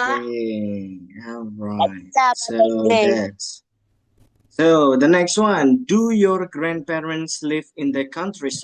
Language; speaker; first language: English; non-native, fluent; Indonesian